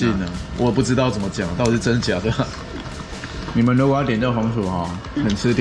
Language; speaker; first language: Chinese; native; Chinese